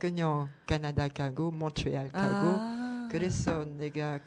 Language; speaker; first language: Korean; non-native, learner; French